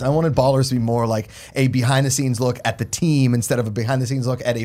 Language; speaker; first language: English; native; English